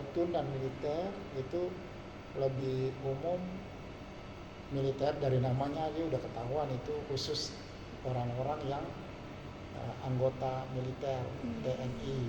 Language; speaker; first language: Indonesian; native; Indonesian